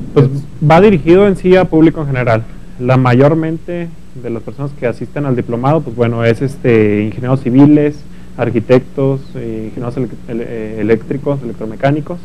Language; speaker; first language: Spanish; native; Spanish